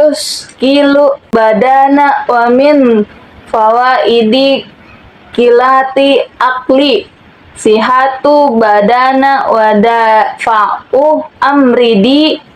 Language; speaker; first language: Arabic; non-native, learner; Indonesian